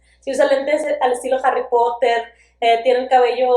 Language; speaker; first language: Spanish; native; Spanish